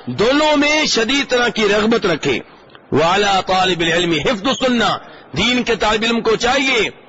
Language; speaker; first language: Urdu; native; Urdu